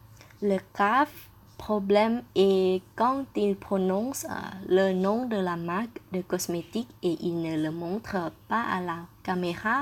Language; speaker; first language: French; non-native, fluent; Thai